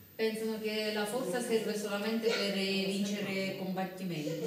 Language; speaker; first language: Italian; non-native, fluent; Russian